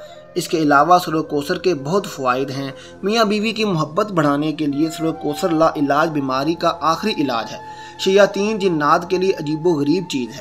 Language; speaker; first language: Urdu; native; Urdu